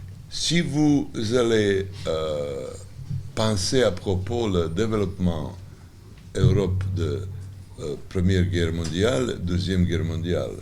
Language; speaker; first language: French; non-native, learner; Serbian